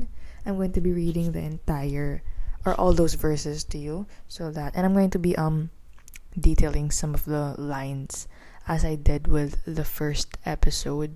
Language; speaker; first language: English; non-native, local second language; Filipino